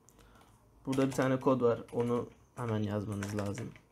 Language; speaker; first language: Turkish; native; Turkish